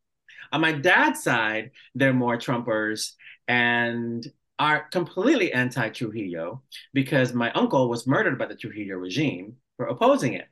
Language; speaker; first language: English; early bilingual, other home language; Spanish